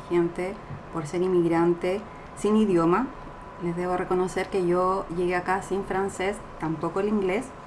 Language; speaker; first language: Spanish; native; Spanish